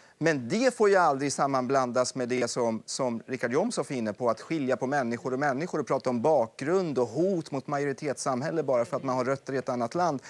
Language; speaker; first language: Swedish; early bilingual, other home language; Persian